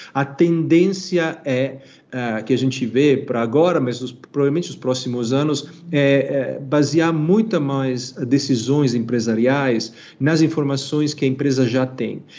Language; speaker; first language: Portuguese; non-native, fluent; Italian